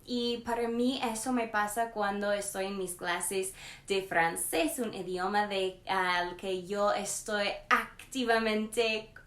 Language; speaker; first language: Spanish; non-native, learner; English